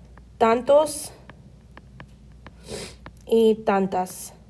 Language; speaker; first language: Spanish; non-native, fluent; English